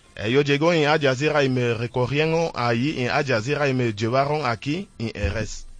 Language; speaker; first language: Spanish; non-native, learner; French